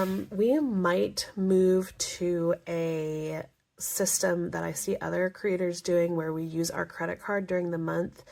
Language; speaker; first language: English; native; English